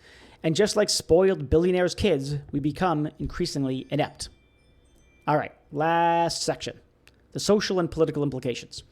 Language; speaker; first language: English; native; English